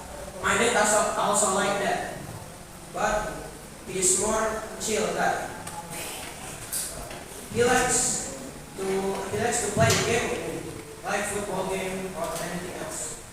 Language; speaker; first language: English; non-native, learner; Indonesian